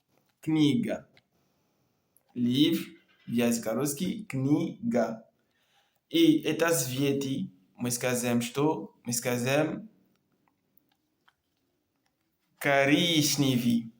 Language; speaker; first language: Russian; non-native, learner; French